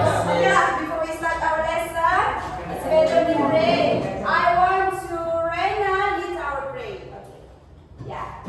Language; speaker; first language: English; non-native, learner; Indonesian